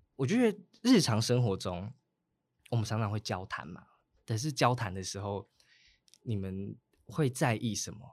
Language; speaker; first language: Chinese; native; Chinese